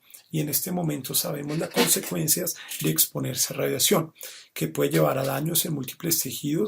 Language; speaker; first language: Spanish; native; Spanish